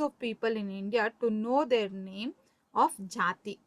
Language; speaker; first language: English; non-native, local second language; Kannada